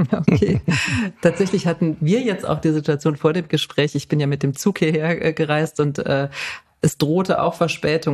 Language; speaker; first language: German; native; German